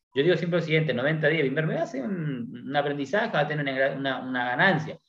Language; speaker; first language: Spanish; native; Spanish